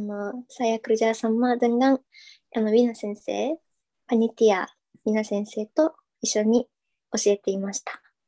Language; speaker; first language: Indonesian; non-native, fluent; Japanese